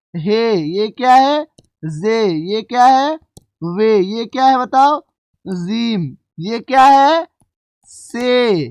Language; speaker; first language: Hindi; native; Hindi